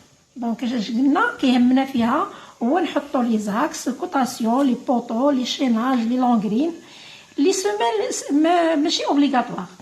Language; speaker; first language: Arabic; native; Arabic